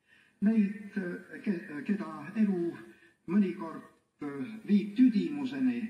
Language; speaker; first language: Estonian; native; Estonian